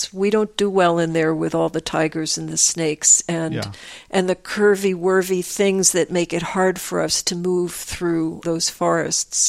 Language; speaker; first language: English; native; English